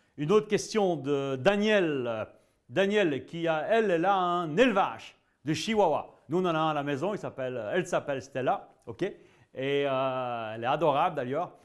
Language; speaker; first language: French; native; French